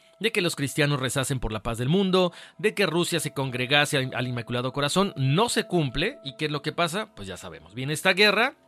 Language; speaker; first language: Spanish; native; Spanish